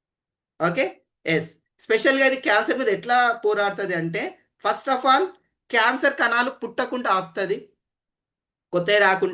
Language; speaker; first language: Telugu; native; Telugu